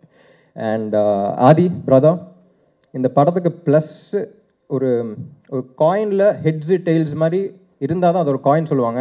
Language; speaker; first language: Tamil; non-native, local second language; Telugu